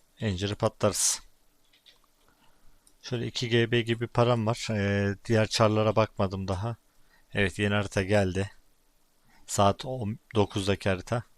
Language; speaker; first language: Turkish; native; Turkish